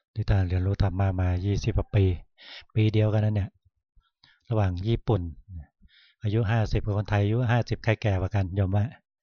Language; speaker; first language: Thai; native; Thai